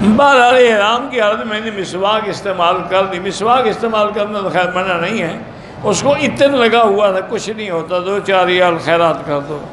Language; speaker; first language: Urdu; early bilingual, heritage; Urdu